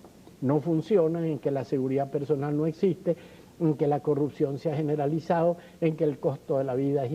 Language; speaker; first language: Spanish; native; Spanish